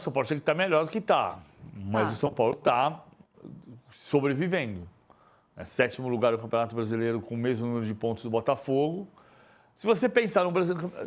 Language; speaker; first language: Portuguese; native; Portuguese